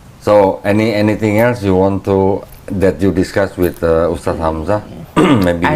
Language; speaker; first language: English; non-native, fluent; Indonesian